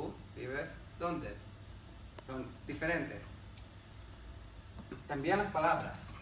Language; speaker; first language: Spanish; non-native, learner; Hebrew